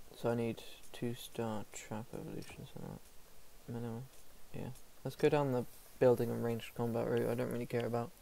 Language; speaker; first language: English; native; English